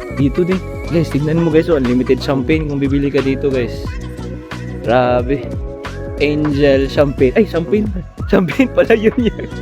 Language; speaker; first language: Filipino; non-native, local second language; Cebuano